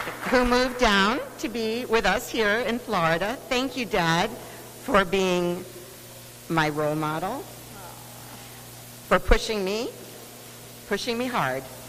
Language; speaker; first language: English; native; English